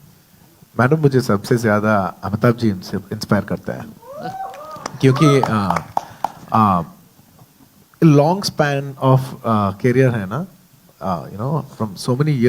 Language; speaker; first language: Hindi; non-native, local second language; Telugu